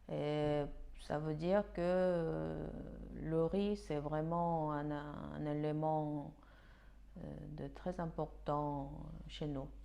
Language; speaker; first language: French; non-native, fluent; Korean